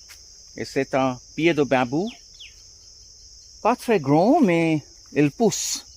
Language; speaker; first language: French; non-native, fluent; Bangla